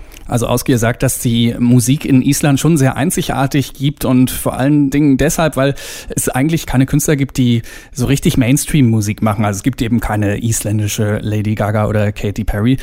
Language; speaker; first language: German; native; German